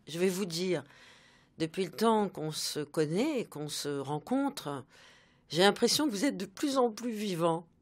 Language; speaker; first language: French; native; French